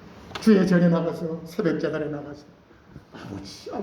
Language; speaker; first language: Korean; native; Korean